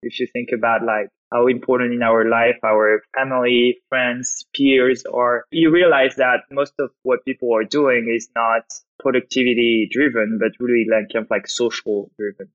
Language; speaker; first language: English; non-native, fluent; French